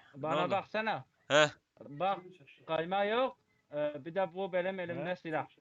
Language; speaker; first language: Turkish; non-native, learner; Arabic